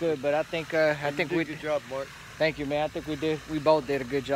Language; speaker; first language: English; native; English